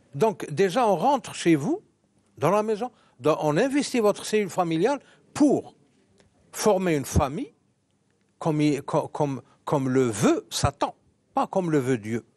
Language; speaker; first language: French; non-native, local second language; Arabic